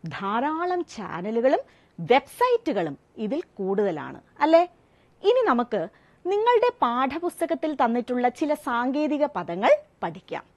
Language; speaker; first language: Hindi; non-native, local second language; Malayalam